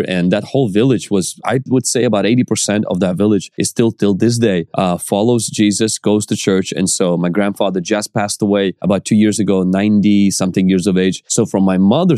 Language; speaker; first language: English; non-native, fluent; Ukrainian